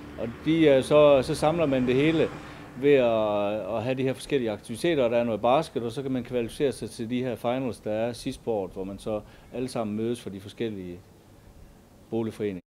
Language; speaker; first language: Danish; native; Danish